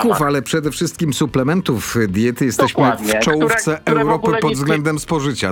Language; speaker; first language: Polish; native; Polish